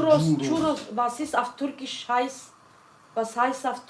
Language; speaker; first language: German; non-native, learner; Kurdish